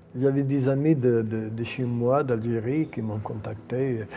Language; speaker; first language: French; non-native, local second language; Arabic